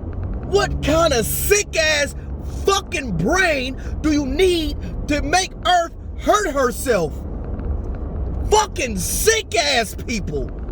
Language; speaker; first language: English; native; English